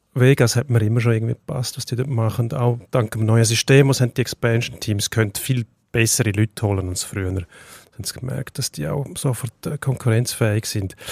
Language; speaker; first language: German; native; German